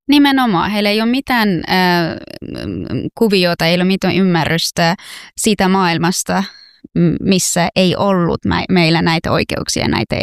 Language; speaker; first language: Finnish; non-native, fluent; Persian